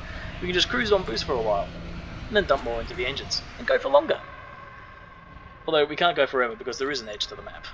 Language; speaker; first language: English; native; English